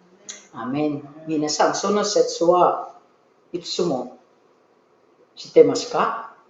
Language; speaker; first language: Japanese; non-native, learner; Filipino